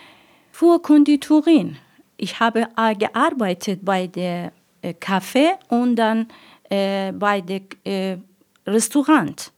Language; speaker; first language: German; non-native, learner; Persian